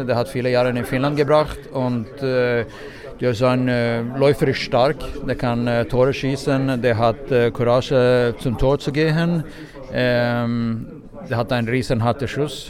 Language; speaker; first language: German; non-native, fluent; Swedish